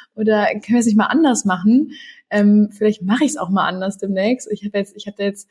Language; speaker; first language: German; native; German